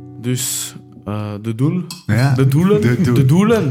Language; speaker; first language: Dutch; non-native, local second language; French